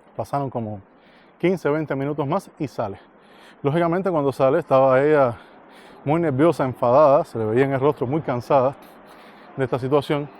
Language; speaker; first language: Spanish; native; Spanish